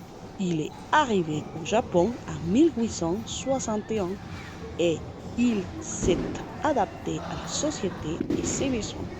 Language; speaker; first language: French; non-native, learner; Spanish